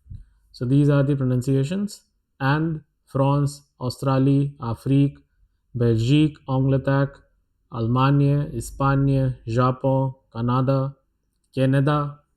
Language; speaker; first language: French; non-native, fluent; Hindi